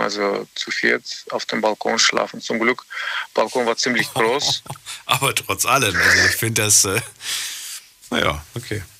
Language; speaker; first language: German; non-native, learner; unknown